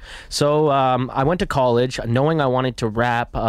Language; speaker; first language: English; native; English